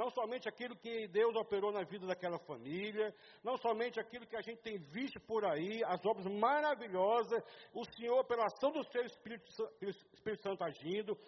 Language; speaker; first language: Portuguese; native; Portuguese